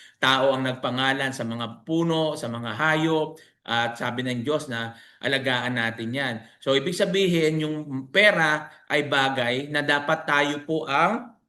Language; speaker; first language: Filipino; native; Filipino